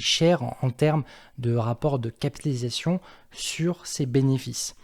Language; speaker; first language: French; native; French